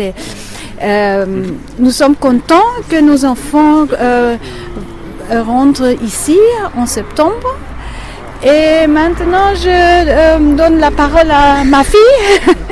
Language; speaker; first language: French; non-native, learner; German